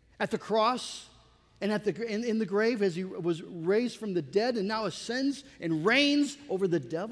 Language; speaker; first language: English; native; English